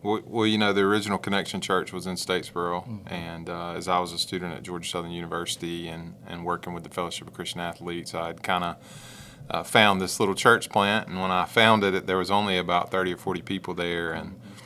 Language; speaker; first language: English; native; English